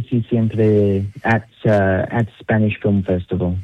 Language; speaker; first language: Spanish; non-native, learner; English